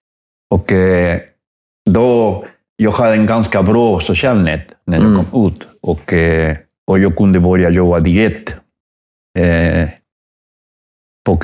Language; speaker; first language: Swedish; non-native, fluent; Spanish